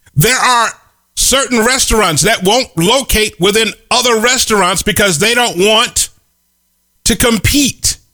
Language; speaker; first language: English; native; English